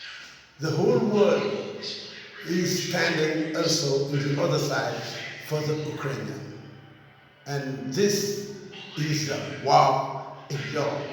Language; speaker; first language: English; non-native, fluent; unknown